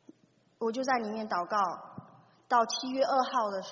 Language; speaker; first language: Chinese; native; Chinese